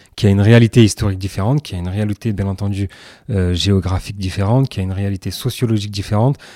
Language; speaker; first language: French; native; French